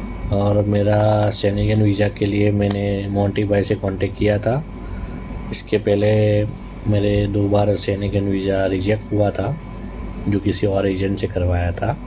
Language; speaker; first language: Hindi; non-native, local second language; Gujarati